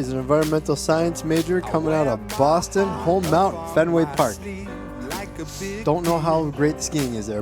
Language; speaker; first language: English; native; English